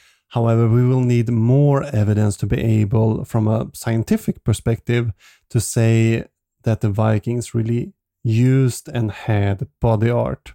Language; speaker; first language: English; non-native, fluent; Swedish